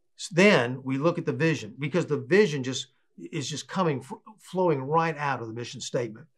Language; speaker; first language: English; native; English